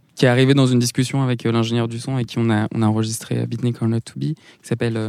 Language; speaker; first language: French; native; French